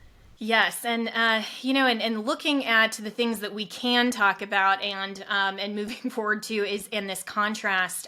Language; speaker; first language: English; native; English